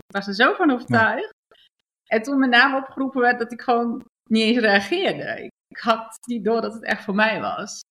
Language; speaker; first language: Dutch; early bilingual, other home language; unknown